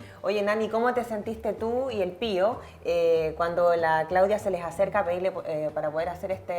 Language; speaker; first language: Spanish; native; Spanish